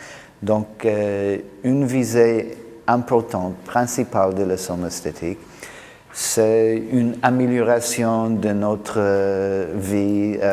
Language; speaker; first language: French; non-native, fluent; English